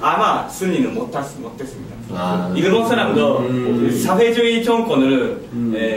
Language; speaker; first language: Korean; non-native, learner; Japanese